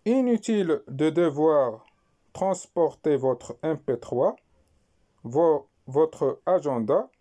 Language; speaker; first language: French; non-native, local second language; Arabic